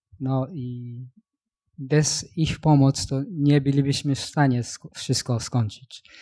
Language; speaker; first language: Polish; non-native, learner; Japanese